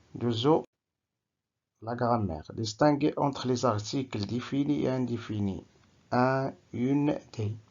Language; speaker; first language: French; non-native, local second language; Arabic